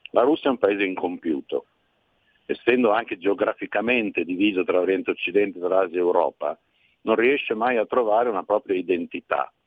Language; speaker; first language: Italian; native; Italian